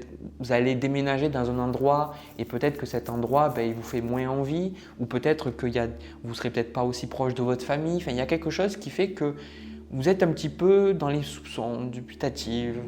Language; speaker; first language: French; native; French